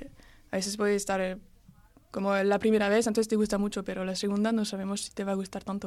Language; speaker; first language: Spanish; early bilingual, heritage; French